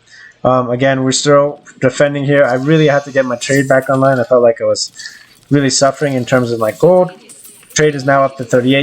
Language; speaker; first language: English; native; English